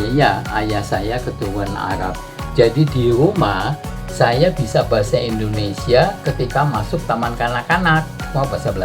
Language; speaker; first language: Indonesian; non-native, local second language; Dutch